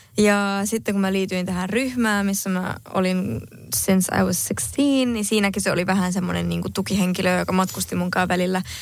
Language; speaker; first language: Finnish; early bilingual, heritage; Spanish